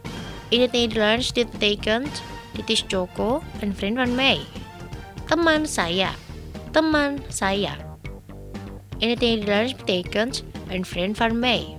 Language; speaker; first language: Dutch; non-native, fluent; Indonesian